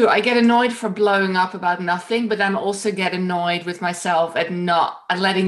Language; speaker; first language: English; non-native, fluent; Dutch